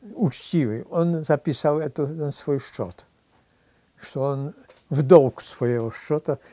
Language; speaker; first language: Russian; non-native, fluent; Polish